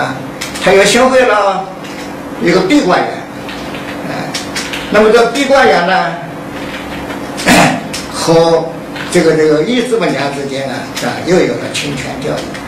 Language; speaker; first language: Chinese; native; Chinese